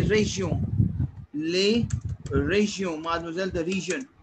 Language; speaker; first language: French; non-native, fluent; Hindi